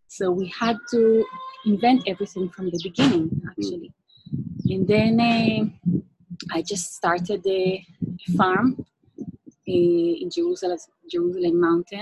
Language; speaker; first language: English; non-native, fluent; Hebrew